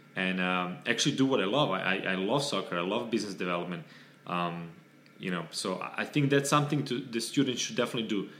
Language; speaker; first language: English; non-native, fluent; Serbian